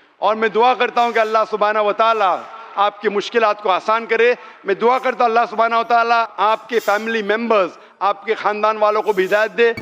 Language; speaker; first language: Urdu; non-native, local second language; Konkani